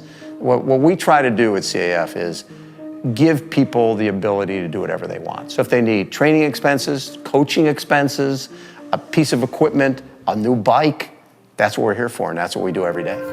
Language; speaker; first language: English; native; English